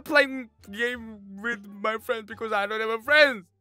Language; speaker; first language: English; non-native, learner; Korean